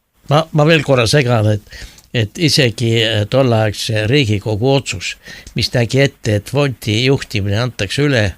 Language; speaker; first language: Estonian; native; Estonian